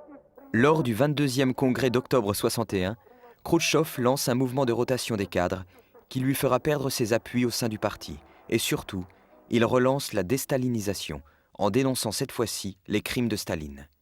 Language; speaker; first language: French; native; French